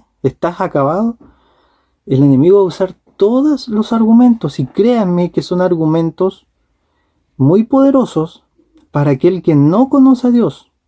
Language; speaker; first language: Spanish; native; Spanish